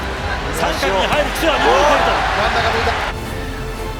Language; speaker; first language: Japanese; native; Japanese